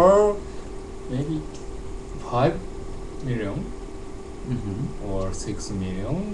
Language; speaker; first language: English; non-native, learner; Japanese